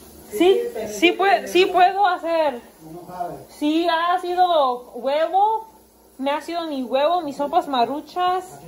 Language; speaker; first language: Spanish; native; Spanish